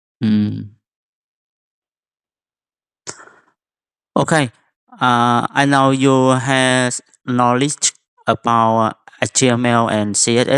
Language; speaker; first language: English; non-native, fluent; Vietnamese